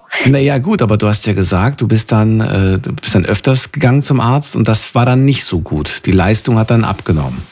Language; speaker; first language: German; native; German